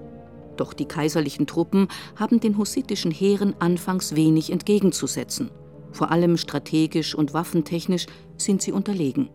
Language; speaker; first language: German; native; German